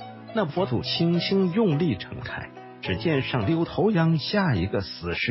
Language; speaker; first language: Chinese; native; Chinese